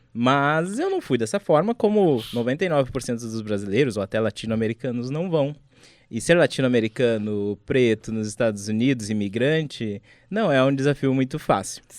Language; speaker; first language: Portuguese; native; Portuguese